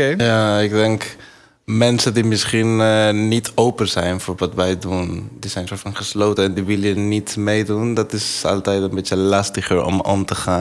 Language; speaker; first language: Dutch; non-native, fluent; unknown